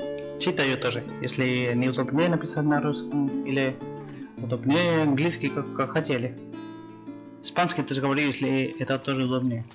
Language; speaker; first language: Russian; non-native, learner; Spanish